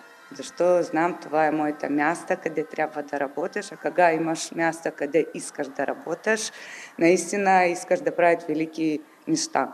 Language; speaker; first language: Bulgarian; non-native, learner; Ukrainian